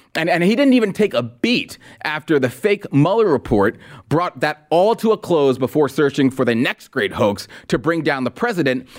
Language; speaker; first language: English; native; English